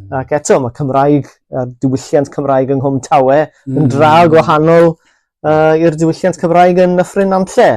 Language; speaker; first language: Welsh; native; Welsh